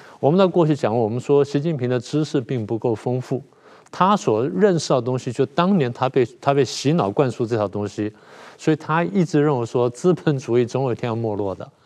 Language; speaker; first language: Chinese; native; Chinese